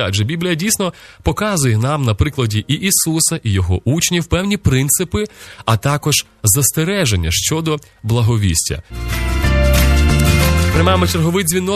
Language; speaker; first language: Ukrainian; native; Ukrainian